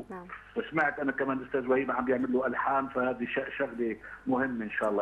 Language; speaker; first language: Arabic; native; Arabic